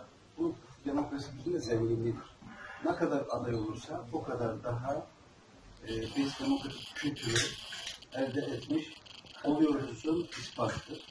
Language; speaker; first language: Turkish; native; Turkish